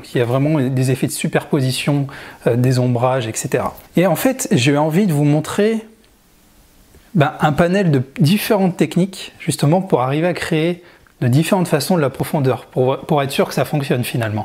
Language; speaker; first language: French; native; French